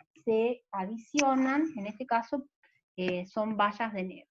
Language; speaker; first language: Spanish; native; Spanish